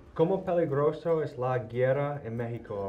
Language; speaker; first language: Spanish; non-native, learner; English